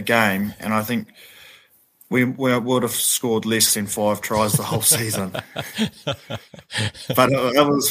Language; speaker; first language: English; native; English